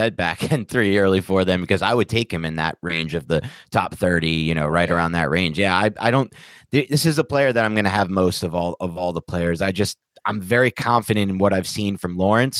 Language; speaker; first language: English; native; English